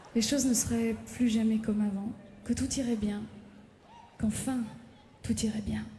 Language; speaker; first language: French; native; French